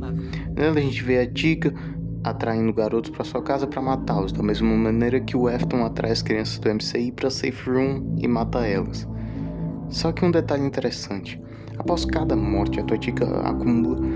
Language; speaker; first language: Portuguese; native; Portuguese